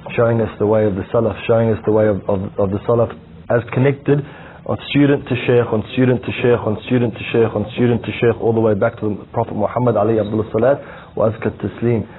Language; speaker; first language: English; native; English